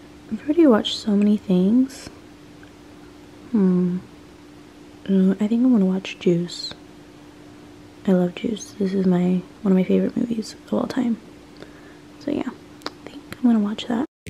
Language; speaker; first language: English; early bilingual, other home language; Spanish